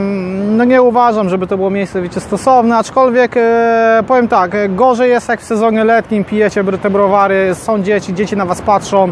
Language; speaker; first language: Polish; native; Polish